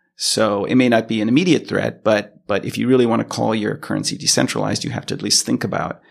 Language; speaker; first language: English; native; English